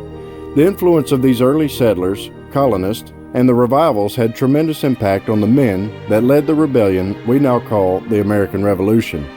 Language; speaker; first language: English; native; English